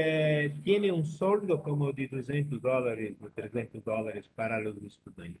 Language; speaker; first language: Spanish; non-native, learner; Portuguese